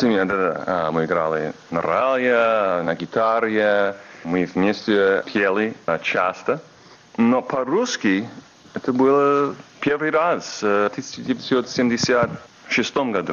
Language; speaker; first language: Russian; non-native, learner; English